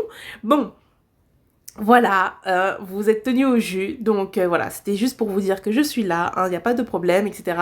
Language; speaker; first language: French; native; French